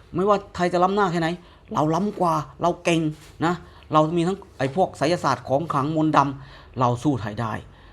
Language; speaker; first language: Thai; native; Thai